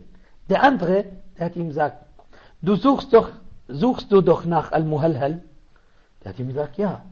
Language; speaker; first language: German; non-native, fluent; Arabic